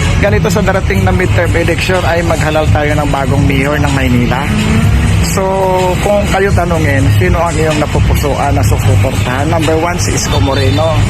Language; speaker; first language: Filipino; native; Filipino